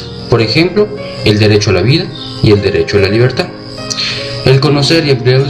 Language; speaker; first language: Spanish; native; Spanish